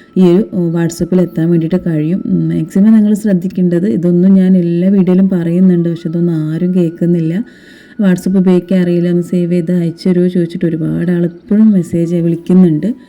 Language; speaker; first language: Malayalam; native; Malayalam